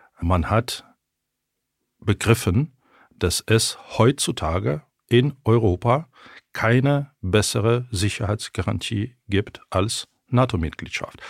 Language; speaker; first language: German; non-native, fluent; Ukrainian